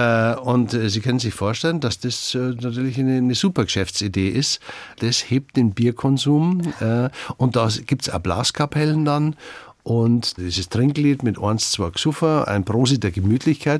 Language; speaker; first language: German; native; German